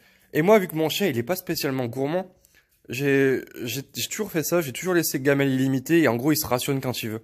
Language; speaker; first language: French; native; French